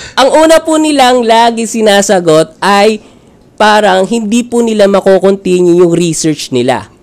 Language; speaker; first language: Filipino; native; Filipino